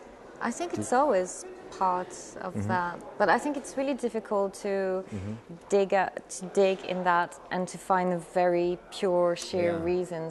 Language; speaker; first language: English; non-native, fluent; French